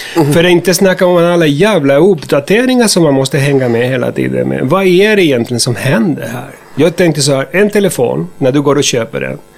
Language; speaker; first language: Swedish; non-native, fluent; Spanish